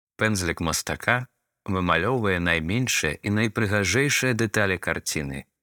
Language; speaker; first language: Belarusian; non-native, local second language; Russian